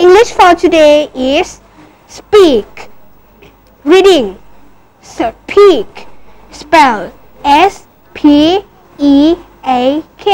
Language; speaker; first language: English; non-native, learner; Thai